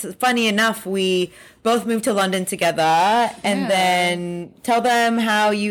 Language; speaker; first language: English; native; English